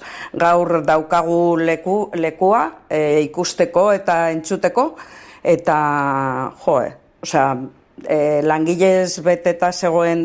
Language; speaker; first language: Basque; non-native, local second language; Spanish